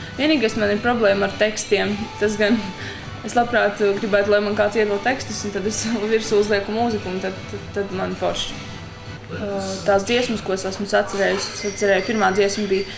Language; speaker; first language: Latvian; native; Latvian